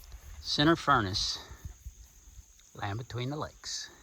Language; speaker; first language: English; native; English